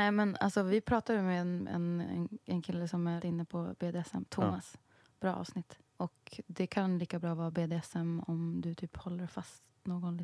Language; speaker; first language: Swedish; native; Swedish